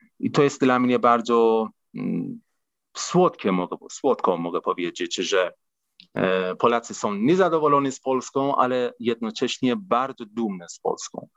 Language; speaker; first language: Polish; non-native, fluent; Persian